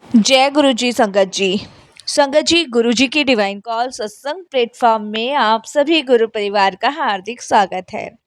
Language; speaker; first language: Hindi; native; Hindi